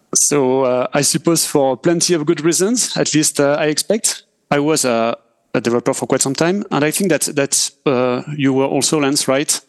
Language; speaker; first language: English; non-native, fluent; French